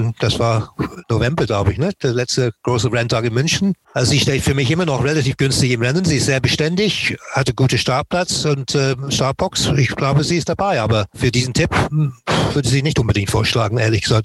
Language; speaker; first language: German; non-native, fluent; English